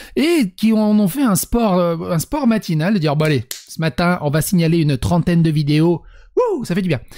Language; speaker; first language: French; early bilingual, other home language; Serbian